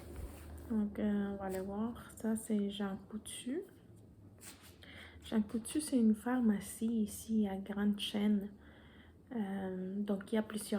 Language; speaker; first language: French; non-native, fluent; Spanish